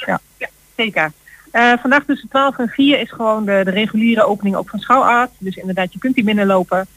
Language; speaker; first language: Dutch; native; Dutch